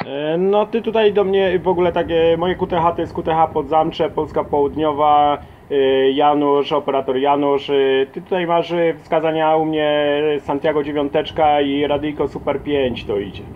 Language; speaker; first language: Polish; native; Polish